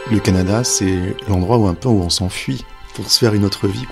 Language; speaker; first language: French; native; French